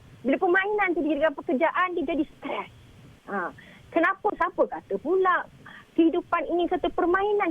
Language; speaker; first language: Malay; native; Malay